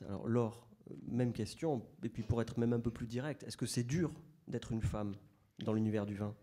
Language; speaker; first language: French; native; French